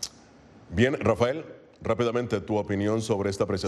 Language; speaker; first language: Spanish; native; Spanish